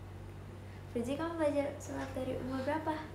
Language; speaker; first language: Indonesian; native; Indonesian